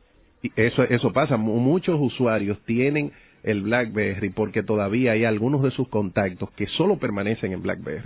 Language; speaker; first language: Spanish; native; Spanish